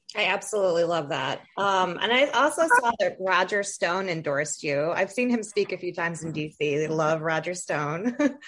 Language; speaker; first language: English; native; English